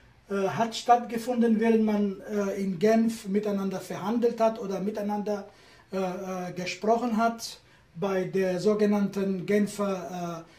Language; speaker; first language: German; non-native, fluent; Kurdish